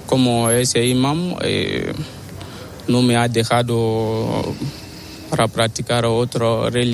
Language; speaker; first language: Spanish; non-native, learner; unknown